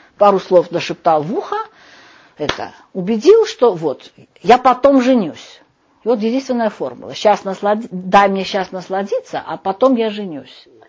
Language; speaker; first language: Russian; non-native, local second language; Armenian